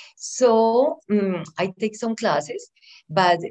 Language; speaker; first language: English; non-native, fluent; Spanish